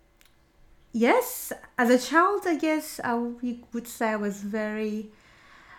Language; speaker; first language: English; non-native, fluent; Greek